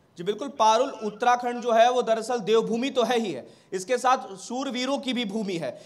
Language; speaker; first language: Hindi; native; Hindi